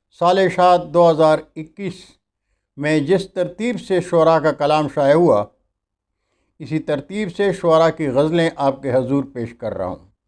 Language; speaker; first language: Urdu; non-native, local second language; Pashto